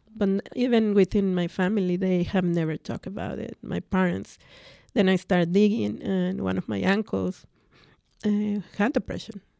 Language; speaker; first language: English; non-native, fluent; Spanish